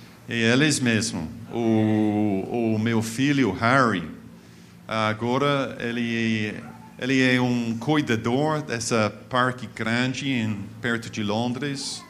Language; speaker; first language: Portuguese; non-native, fluent; English